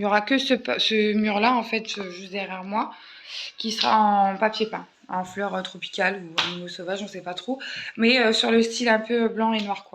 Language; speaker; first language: French; native; French